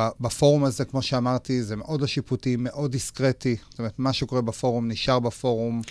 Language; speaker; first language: Hebrew; native; Hebrew